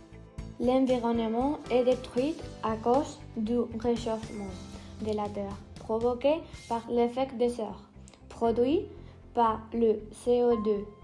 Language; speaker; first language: French; non-native, learner; Spanish